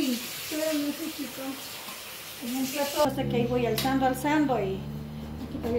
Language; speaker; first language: Spanish; native; Spanish